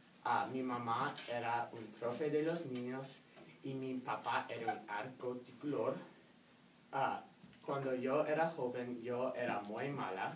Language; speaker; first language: Spanish; non-native, learner; English